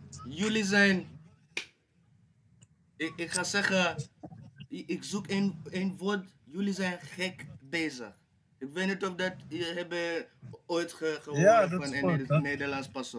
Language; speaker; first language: Dutch; non-native, learner; English